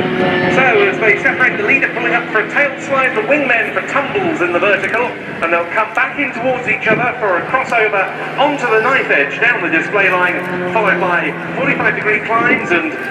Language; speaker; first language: English; native; English